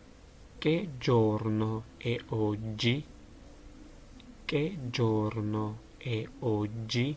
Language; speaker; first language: Italian; non-native, learner; Georgian